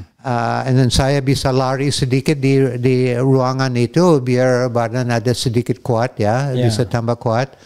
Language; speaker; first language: Indonesian; non-native, fluent; English